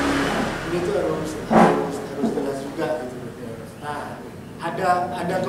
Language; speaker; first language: Indonesian; native; Indonesian